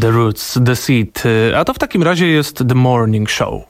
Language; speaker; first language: Polish; native; Polish